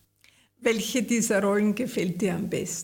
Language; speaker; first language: German; native; German